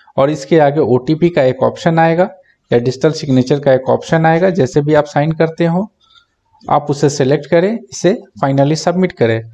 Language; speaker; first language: Hindi; native; Hindi